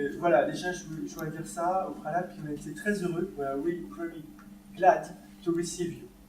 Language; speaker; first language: French; native; French